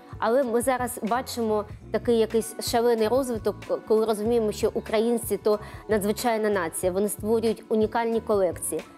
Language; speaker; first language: Ukrainian; native; Ukrainian